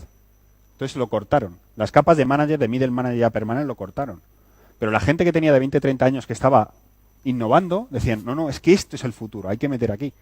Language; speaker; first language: Spanish; native; Spanish